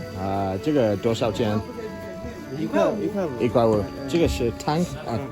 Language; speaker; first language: Chinese; non-native, learner; English